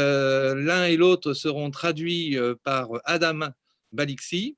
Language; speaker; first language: French; native; French